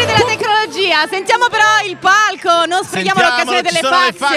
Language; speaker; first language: Italian; native; Italian